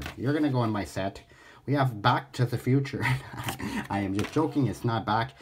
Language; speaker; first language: English; native; English